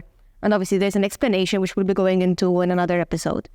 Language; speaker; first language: English; non-native, local second language; Maltese